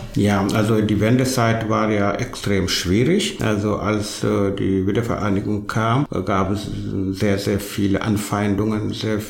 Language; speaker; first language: German; non-native, fluent; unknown